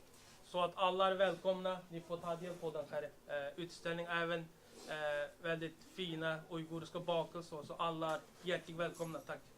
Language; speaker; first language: Swedish; non-native, learner; Uyghur